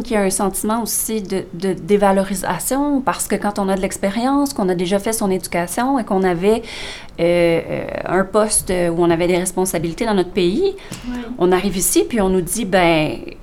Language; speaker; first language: French; native; French